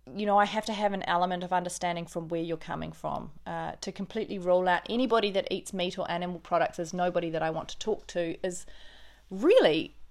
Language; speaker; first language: English; native; English